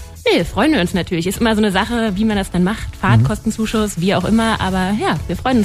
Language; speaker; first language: German; native; German